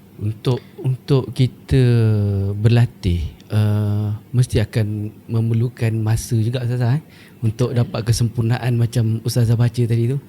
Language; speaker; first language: Malay; native; Malay